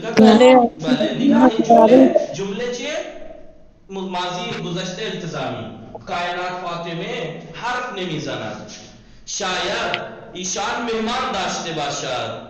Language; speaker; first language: Persian; non-native, fluent; Urdu